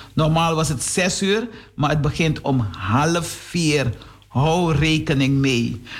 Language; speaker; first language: Dutch; native; Dutch